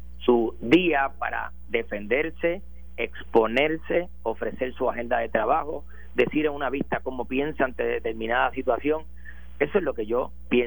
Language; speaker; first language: Spanish; native; Spanish